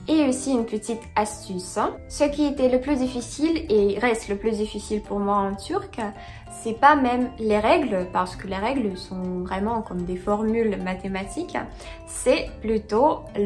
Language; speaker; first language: French; non-native, fluent; Russian